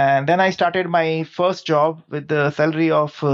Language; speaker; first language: English; non-native, local second language; Gujarati